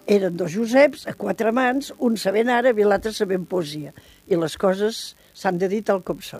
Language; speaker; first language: Catalan; native; Catalan